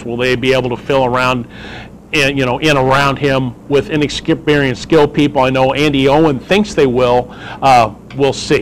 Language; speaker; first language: English; native; English